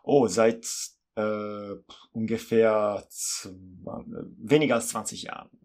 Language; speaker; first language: German; non-native, fluent; Italian